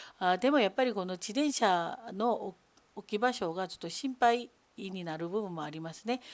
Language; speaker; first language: Japanese; non-native, fluent; Korean